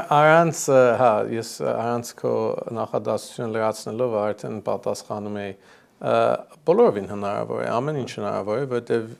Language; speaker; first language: Armenian; early bilingual, heritage; Armenian